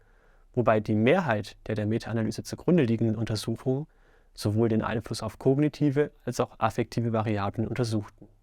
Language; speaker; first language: German; native; German